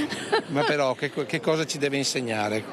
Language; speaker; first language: Italian; native; Italian